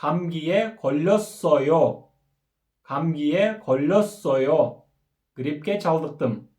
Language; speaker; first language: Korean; non-native, fluent; Kyrgyz